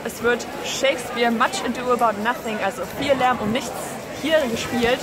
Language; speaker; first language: German; native; German